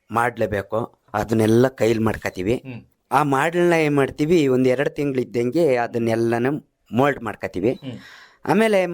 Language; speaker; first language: Kannada; native; Kannada